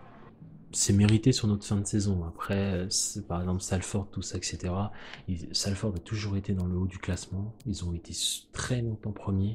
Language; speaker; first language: French; native; French